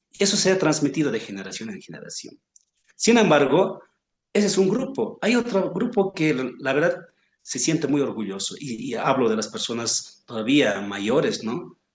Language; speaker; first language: Spanish; non-native, local second language; Aymara